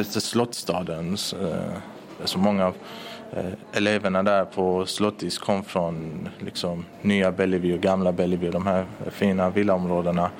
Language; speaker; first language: Swedish; early bilingual, other home language; Persian